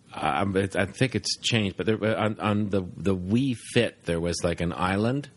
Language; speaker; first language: English; native; English